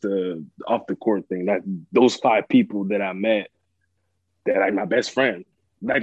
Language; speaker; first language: English; early bilingual, other home language; French